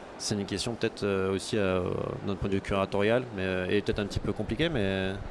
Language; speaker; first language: French; native; French